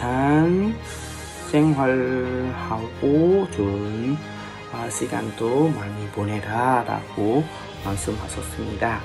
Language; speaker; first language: Korean; non-native, learner; Vietnamese